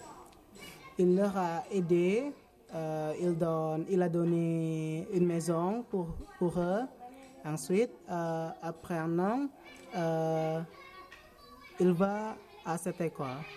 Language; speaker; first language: French; non-native, learner; Indonesian